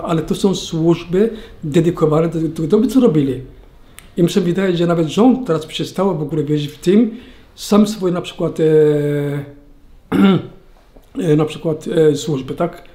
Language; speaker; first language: Polish; non-native, learner; Somali